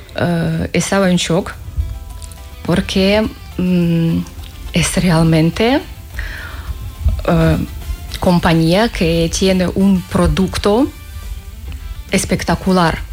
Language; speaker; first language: Spanish; non-native, learner; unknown